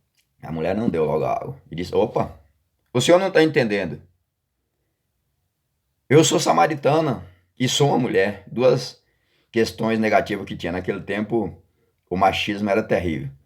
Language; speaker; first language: Portuguese; native; Portuguese